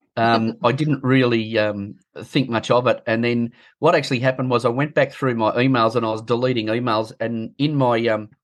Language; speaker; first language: English; native; English